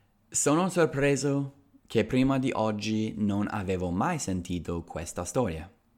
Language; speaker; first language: Italian; non-native, fluent; English